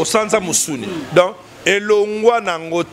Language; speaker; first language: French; non-native, local second language; Lingala